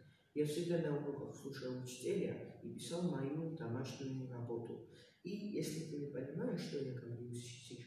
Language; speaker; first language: Russian; non-native, learner; Georgian